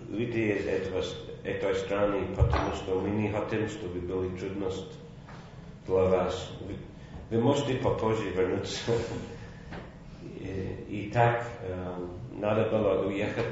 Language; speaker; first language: Russian; non-native, fluent; English